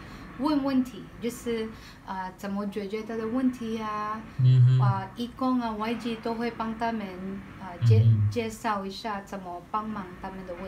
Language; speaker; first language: Chinese; non-native, learner; Filipino